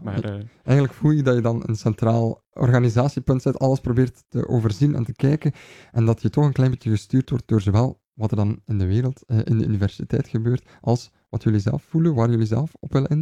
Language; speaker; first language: Dutch; native; Dutch